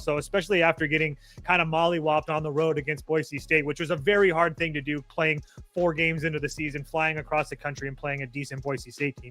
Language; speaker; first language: English; native; English